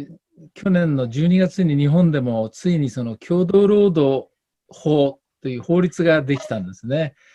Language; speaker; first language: Japanese; native; Japanese